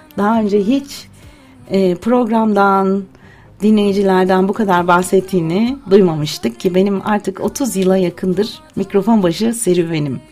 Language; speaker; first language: Turkish; native; Turkish